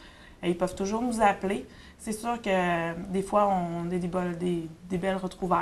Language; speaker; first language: French; native; French